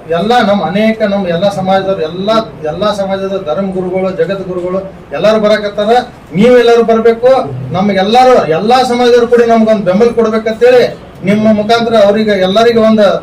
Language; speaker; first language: Kannada; non-native, local second language; Lambadi